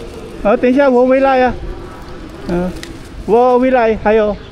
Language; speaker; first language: Chinese; non-native, learner; Filipino